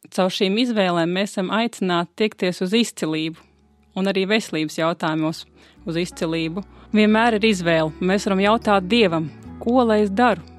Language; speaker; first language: Latvian; native; Latvian